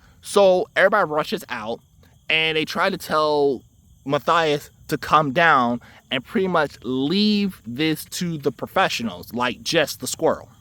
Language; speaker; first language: English; native; English